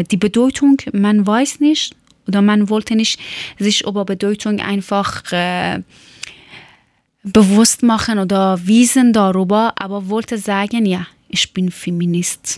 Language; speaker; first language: German; non-native, local second language; Persian